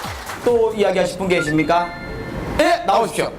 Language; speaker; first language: Korean; native; Korean